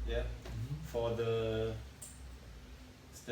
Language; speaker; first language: English; non-native, learner; German